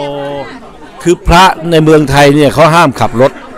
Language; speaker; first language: Thai; native; Thai